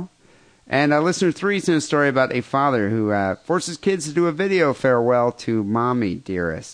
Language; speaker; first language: English; native; English